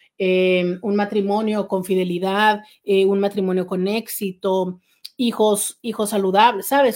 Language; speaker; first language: Spanish; native; Spanish